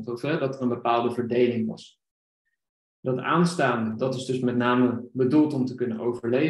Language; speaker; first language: Dutch; native; Dutch